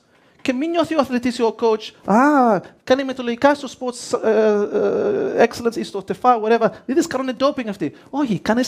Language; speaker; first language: Greek; early bilingual, heritage; Greek